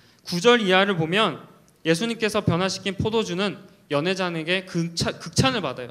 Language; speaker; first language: Korean; native; Korean